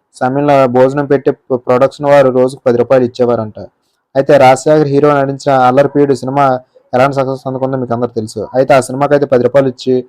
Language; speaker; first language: Telugu; native; Telugu